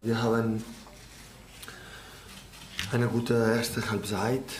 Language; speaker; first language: German; non-native, learner; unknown